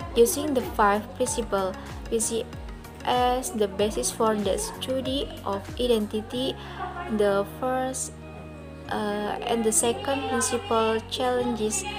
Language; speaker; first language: English; non-native, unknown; Indonesian